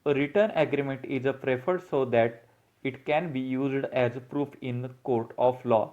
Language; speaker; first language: English; non-native, local second language; Marathi